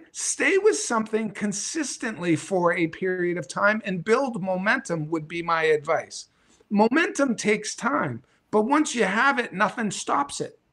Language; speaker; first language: English; native; English